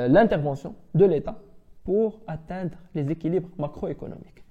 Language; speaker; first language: French; non-native, local second language; Arabic